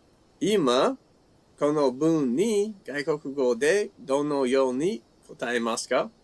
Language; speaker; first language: Japanese; non-native, fluent; English